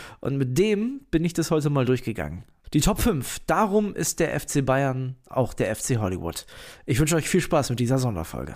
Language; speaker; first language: German; native; German